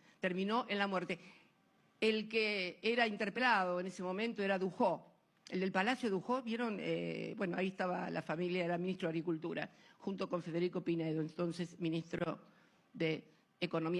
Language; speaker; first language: Spanish; native; Spanish